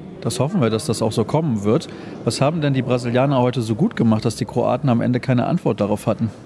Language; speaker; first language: German; native; German